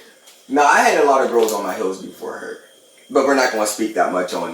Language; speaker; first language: English; native; English